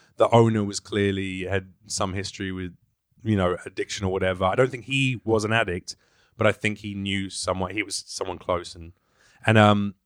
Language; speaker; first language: English; native; English